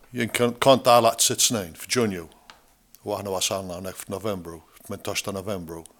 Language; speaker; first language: Maltese; native; Maltese